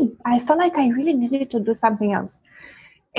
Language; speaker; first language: English; non-native, fluent; Romanian